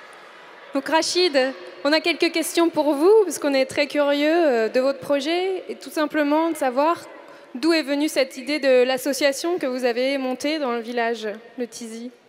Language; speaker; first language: French; native; French